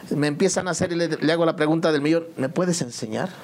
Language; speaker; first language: Spanish; native; Spanish